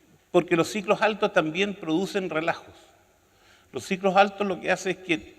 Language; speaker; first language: Spanish; native; Spanish